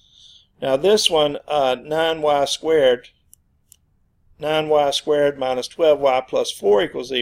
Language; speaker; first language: English; native; English